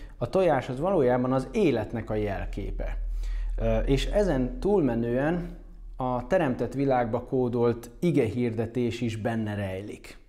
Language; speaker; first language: Hungarian; native; Hungarian